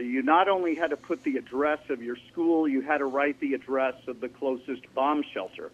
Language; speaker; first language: English; native; English